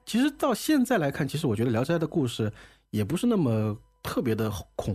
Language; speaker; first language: Chinese; native; Chinese